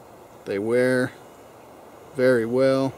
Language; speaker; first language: English; native; English